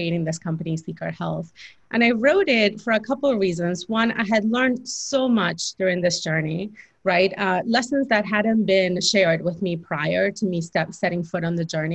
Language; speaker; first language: English; non-native, fluent; Spanish